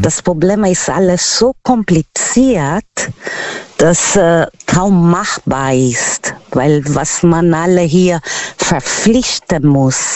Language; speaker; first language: German; non-native, learner; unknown